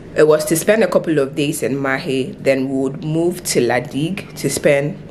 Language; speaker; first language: English; non-native, local second language; Akan